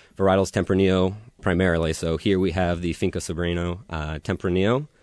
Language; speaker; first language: English; native; English